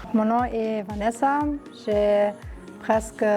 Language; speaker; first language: French; non-native, local second language; Luxembourgish